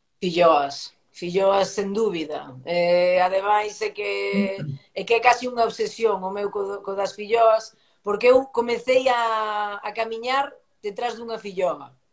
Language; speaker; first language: Galician; native; Galician